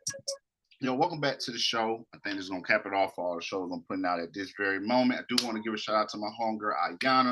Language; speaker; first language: English; native; English